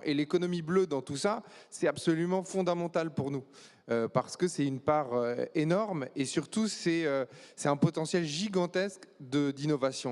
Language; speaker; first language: French; native; French